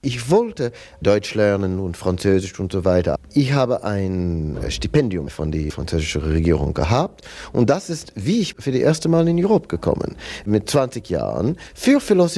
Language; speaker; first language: German; non-native, fluent; English